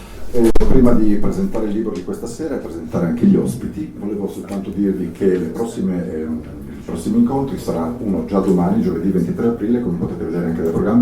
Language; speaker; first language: Italian; native; Italian